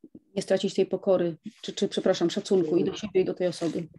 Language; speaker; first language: Polish; native; Polish